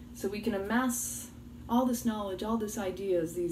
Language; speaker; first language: English; early bilingual, other home language; Italian